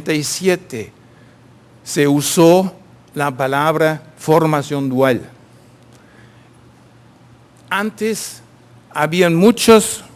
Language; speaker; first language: Spanish; non-native, fluent; German